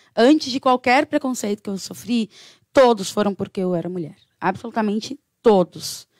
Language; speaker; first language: Portuguese; native; Portuguese